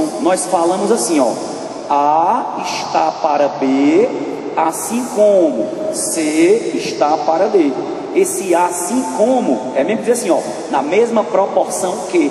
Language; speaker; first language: Portuguese; native; Portuguese